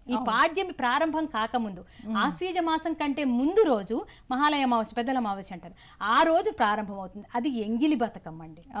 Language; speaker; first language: Telugu; native; Telugu